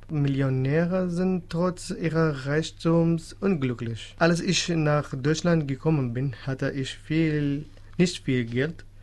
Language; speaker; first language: German; non-native, fluent; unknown